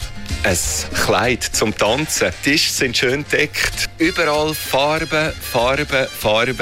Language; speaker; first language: German; native; German